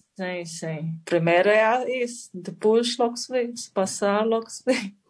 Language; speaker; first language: Portuguese; non-native, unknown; Chinese